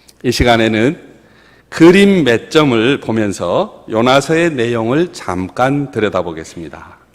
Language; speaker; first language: Korean; native; Korean